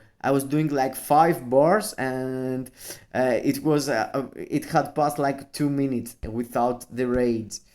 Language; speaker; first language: English; non-native, fluent; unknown